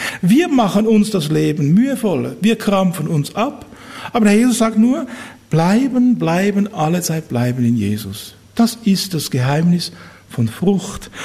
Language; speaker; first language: German; native; German